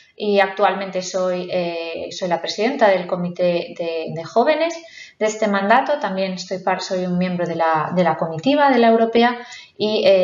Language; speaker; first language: Spanish; native; Spanish